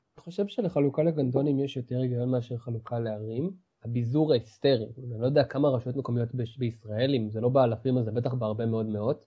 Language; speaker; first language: Hebrew; native; Hebrew